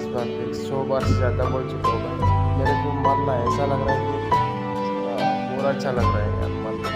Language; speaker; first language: Hindi; non-native, local second language; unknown